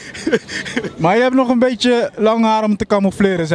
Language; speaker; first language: Dutch; native; Dutch